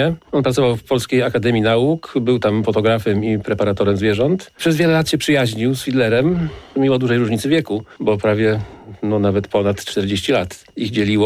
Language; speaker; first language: Polish; native; Polish